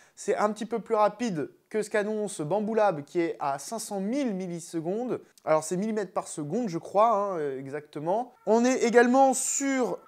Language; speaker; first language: French; native; French